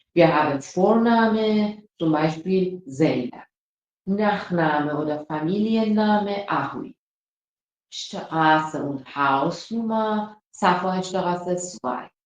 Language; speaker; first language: German; non-native, fluent; Persian